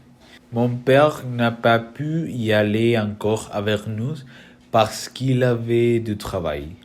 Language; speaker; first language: French; non-native, learner; Spanish